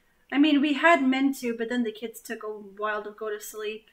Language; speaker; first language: English; native; English